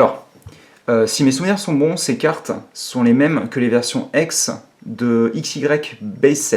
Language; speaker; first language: French; native; French